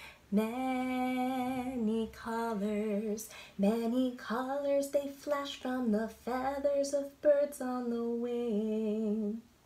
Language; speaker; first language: English; native; English